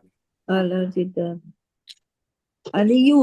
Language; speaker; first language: Arabic; non-native, learner; Indonesian